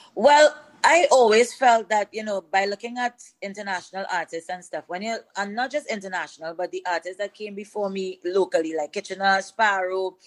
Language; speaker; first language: English; native; English